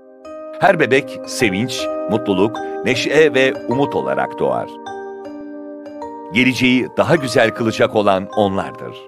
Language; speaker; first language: Turkish; native; Turkish